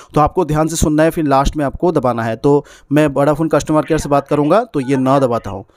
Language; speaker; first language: Hindi; native; Hindi